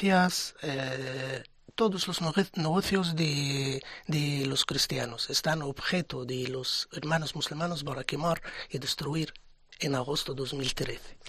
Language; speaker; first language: Spanish; non-native, fluent; Arabic